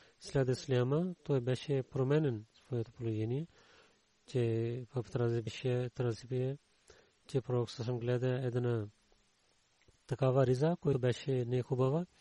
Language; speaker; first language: Bulgarian; non-native, learner; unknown